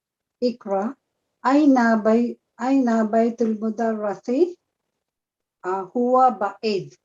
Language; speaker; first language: Arabic; non-native, learner; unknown